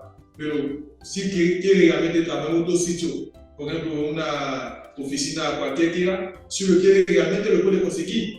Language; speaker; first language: Spanish; non-native, learner; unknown